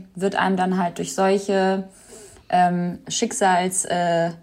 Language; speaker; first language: German; early bilingual, other home language; Albanian